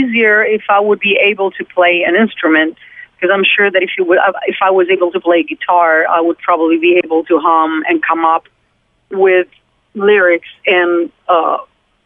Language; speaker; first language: English; non-native, fluent; Italian